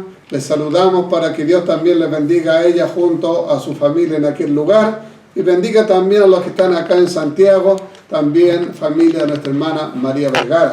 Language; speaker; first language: Spanish; native; Spanish